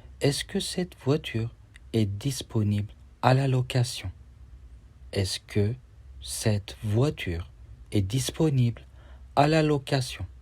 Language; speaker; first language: French; non-native, fluent; Turkish